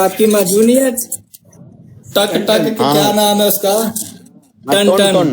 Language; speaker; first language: Urdu; non-native, local second language; Punjabi